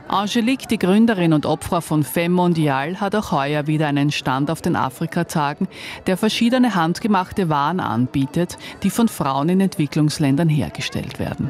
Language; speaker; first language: German; native; German